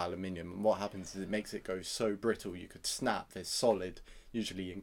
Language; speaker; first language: English; native; English